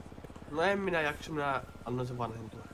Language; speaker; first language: Finnish; native; Finnish